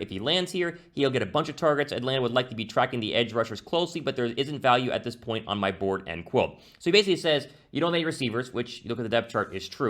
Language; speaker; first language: English; native; English